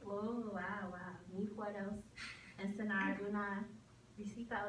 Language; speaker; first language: Spanish; non-native, learner; English